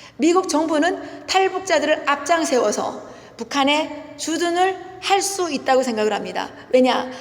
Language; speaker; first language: Korean; native; Korean